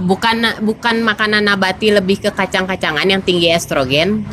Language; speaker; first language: Indonesian; native; Indonesian